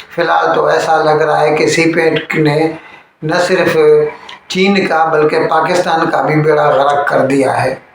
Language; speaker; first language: Urdu; non-native, local second language; Sindhi